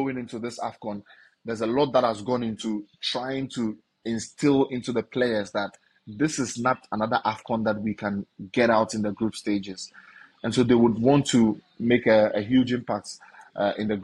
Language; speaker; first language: English; non-native, local second language; Akan